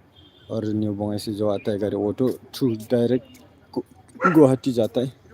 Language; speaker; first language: Hindi; non-native, local second language; Bodo